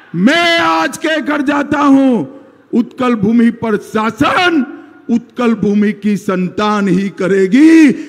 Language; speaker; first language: Hindi; non-native, local second language; Gujarati